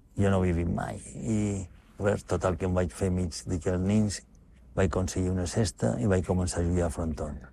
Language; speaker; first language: Catalan; native; Catalan